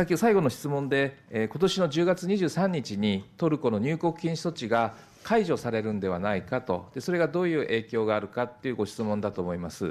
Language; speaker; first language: Japanese; native; Japanese